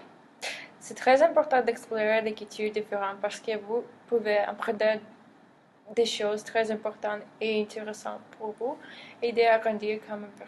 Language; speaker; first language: French; non-native, learner; English